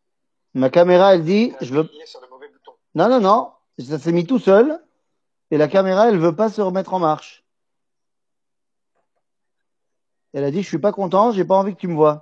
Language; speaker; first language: French; native; French